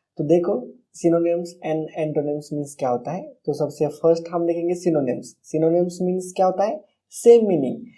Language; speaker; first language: Hindi; non-native, local second language; Marathi